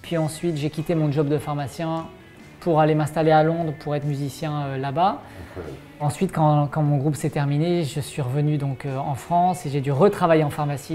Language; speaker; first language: French; native; French